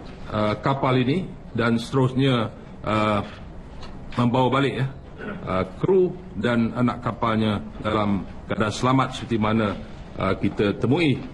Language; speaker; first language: Malay; native; Malay